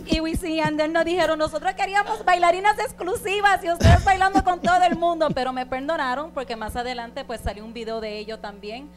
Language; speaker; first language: Spanish; native; Spanish